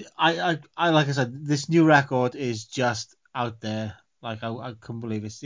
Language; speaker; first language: English; native; English